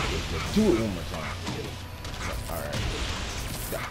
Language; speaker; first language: English; native; English